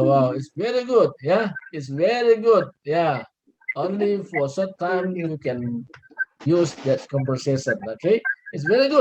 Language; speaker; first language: English; non-native, learner; Indonesian